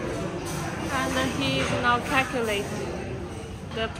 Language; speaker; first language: English; non-native, learner; Chinese